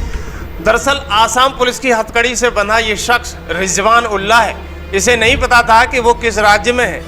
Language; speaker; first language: Hindi; native; Hindi